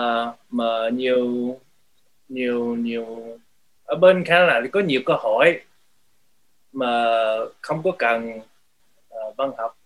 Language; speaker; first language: Vietnamese; early bilingual, heritage; Vietnamese